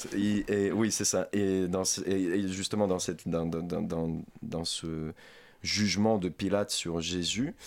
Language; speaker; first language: French; non-native, fluent; Ukrainian